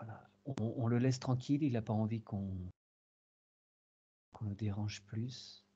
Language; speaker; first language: French; native; French